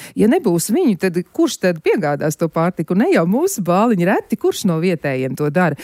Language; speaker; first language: Latvian; native; Latvian